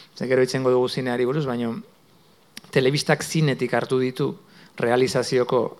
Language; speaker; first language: Basque; native; Basque